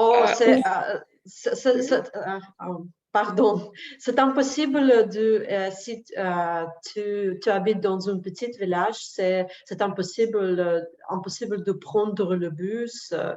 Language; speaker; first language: French; non-native, learner; Russian